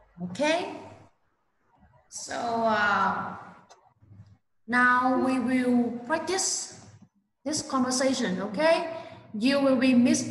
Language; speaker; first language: English; non-native, fluent; Vietnamese